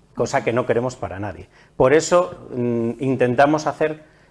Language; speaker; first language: Spanish; native; Spanish